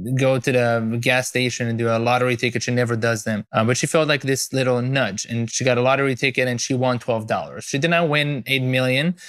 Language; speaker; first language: English; non-native, fluent; Hebrew